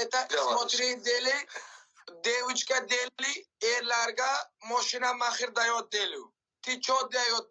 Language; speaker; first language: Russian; non-native, learner; Uzbek